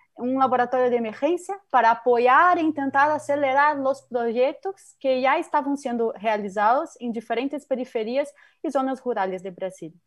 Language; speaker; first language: Portuguese; native; Portuguese